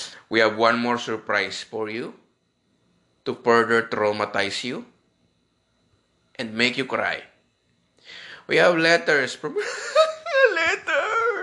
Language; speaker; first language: English; non-native, local second language; Filipino